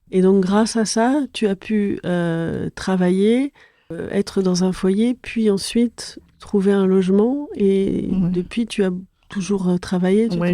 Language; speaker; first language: French; native; French